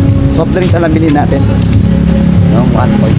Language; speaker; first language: Filipino; native; Filipino